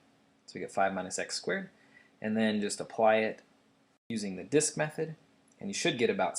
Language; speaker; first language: English; native; English